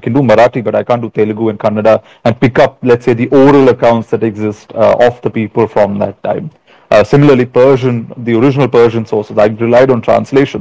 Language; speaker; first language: English; non-native, local second language; Malayalam